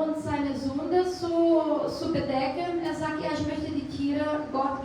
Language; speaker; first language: German; non-native, fluent; Portuguese